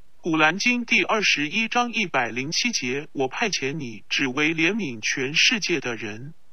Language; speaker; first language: Chinese; non-native, local second language; Cantonese